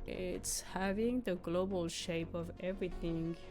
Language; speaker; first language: English; non-native, fluent; French